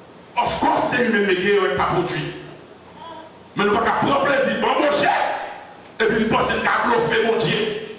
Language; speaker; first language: French; non-native, local second language; Haitian Creole